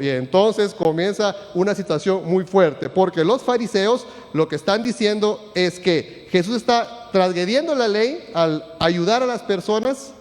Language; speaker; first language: Spanish; native; Spanish